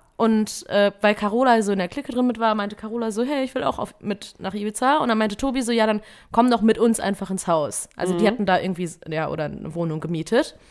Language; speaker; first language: German; early bilingual, other home language; Vietnamese